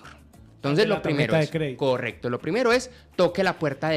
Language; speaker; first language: Spanish; native; Spanish